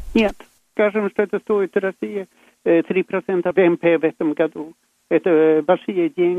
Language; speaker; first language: Russian; non-native, fluent; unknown